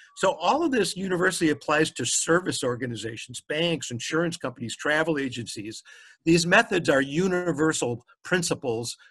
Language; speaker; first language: English; native; English